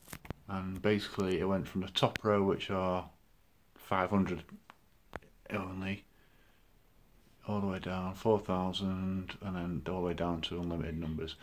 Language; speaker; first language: English; native; English